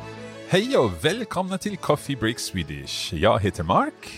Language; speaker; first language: Swedish; non-native, learner; English